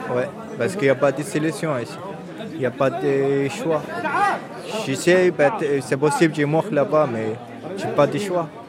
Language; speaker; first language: French; non-native, learner; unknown